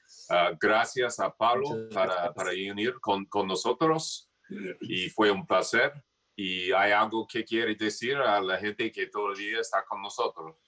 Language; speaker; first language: Spanish; non-native, learner; English